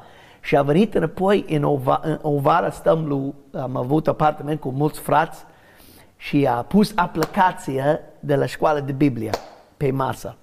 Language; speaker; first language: Romanian; non-native, learner; English